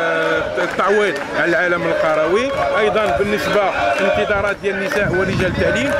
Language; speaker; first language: Arabic; native; Arabic